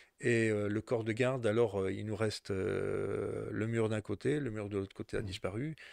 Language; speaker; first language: French; native; French